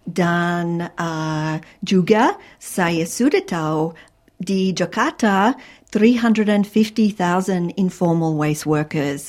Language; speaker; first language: Indonesian; non-native, fluent; English